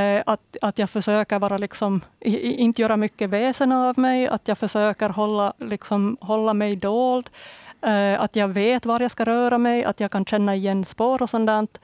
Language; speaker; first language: Swedish; native; Swedish